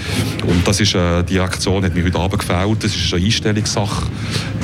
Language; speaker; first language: German; native; German